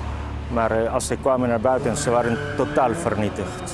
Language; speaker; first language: Dutch; non-native, fluent; Spanish